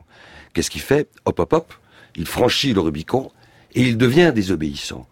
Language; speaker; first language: French; native; French